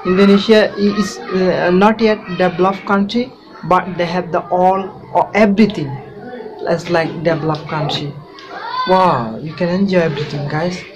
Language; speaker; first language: English; non-native, learner; Bangla